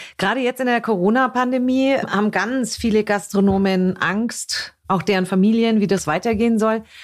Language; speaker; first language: German; native; German